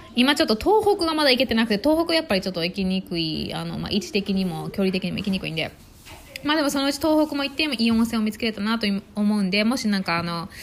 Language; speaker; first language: Japanese; native; Japanese